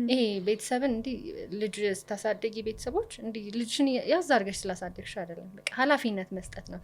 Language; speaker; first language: Amharic; native; Amharic